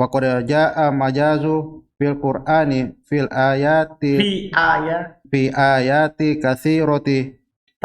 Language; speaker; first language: Arabic; non-native, learner; Indonesian